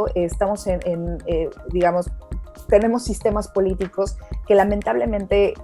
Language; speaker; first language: Spanish; native; Spanish